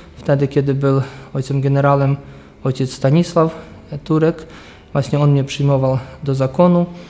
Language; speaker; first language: Polish; early bilingual, heritage; Polish